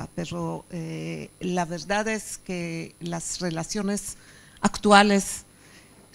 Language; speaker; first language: Spanish; non-native, fluent; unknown